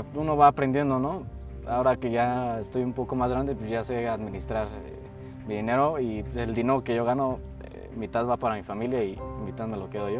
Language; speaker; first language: Spanish; native; Spanish